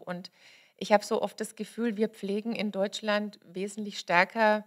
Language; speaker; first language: German; native; German